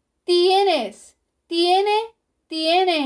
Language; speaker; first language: Spanish; non-native, fluent; Portuguese